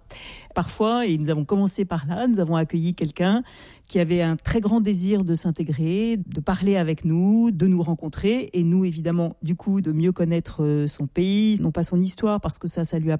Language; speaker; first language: French; native; French